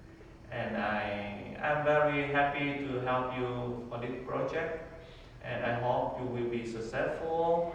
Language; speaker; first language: English; non-native, learner; Vietnamese